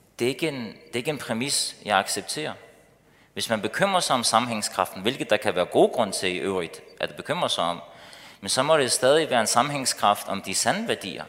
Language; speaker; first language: Danish; early bilingual, other home language; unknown